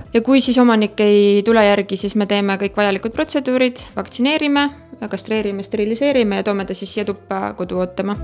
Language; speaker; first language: Estonian; native; Estonian